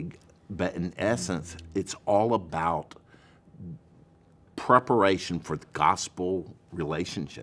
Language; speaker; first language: English; native; English